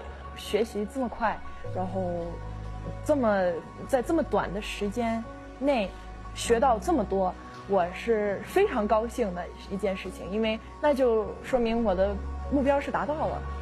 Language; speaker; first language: Chinese; early bilingual, heritage; Chinese